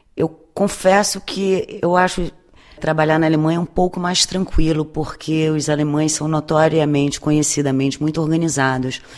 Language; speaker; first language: Portuguese; native; Portuguese